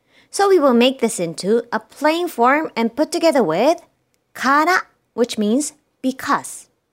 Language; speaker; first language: English; non-native, fluent; Japanese